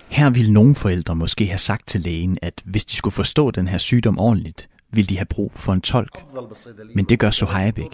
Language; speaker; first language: Danish; native; Danish